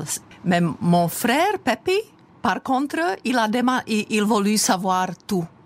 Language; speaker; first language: French; non-native, fluent; Czech